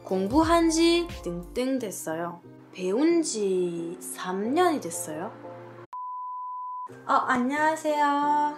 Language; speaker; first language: Korean; non-native, fluent; French